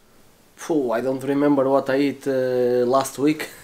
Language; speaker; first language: English; non-native, learner; Spanish